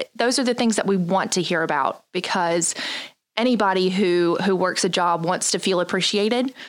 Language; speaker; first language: English; native; English